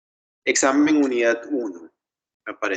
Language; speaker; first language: Spanish; native; Spanish